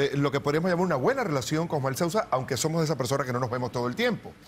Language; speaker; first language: Spanish; native; Spanish